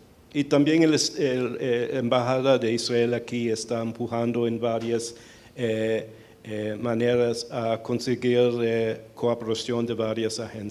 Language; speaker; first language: Spanish; early bilingual, heritage; Spanish